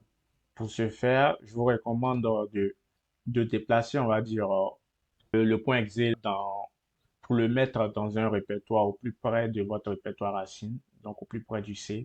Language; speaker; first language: French; native; French